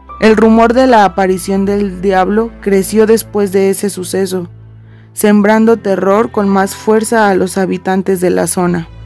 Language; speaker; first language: Spanish; native; Spanish